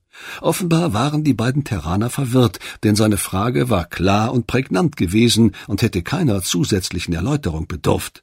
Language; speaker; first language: German; native; German